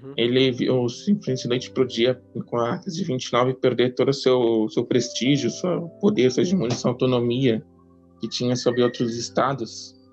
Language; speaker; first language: Portuguese; native; Portuguese